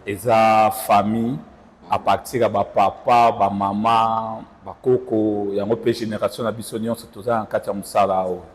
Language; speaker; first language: Lingala; non-native, local second language; Kongo